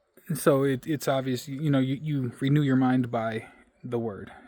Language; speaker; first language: English; native; English